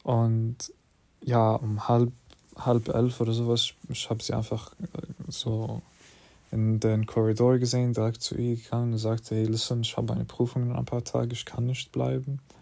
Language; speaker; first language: German; non-native, fluent; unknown